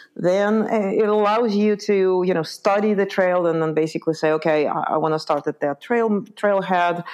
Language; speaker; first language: English; early bilingual, other home language; Lithuanian